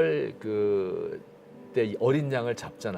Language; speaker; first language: Korean; native; Korean